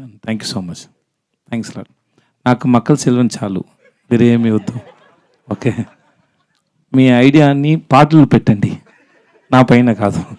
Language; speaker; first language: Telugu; non-native, learner; Tamil